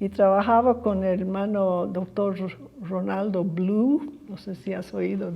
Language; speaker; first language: Spanish; early bilingual, other home language; English